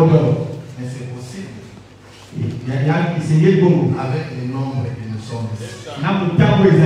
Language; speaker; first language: French; non-native, local second language; Lingala